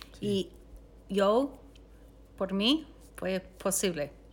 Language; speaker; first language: Spanish; non-native, learner; English